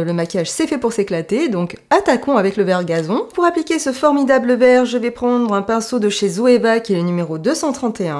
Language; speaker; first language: French; native; French